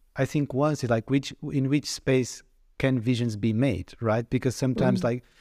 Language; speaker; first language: English; non-native, fluent; Portuguese